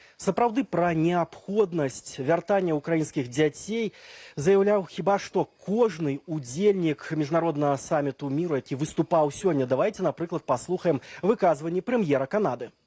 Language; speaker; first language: Belarusian; native; Belarusian